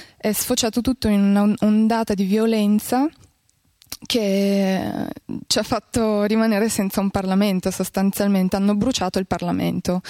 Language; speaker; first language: Italian; non-native, fluent; Romanian